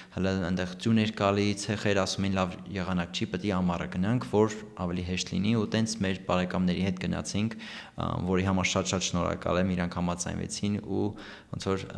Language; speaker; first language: Armenian; early bilingual, heritage; Armenian